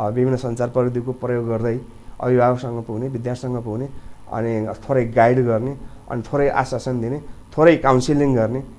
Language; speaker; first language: Nepali; native; Nepali